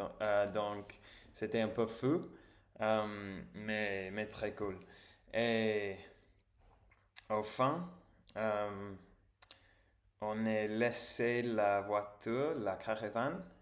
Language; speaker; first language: French; non-native, learner; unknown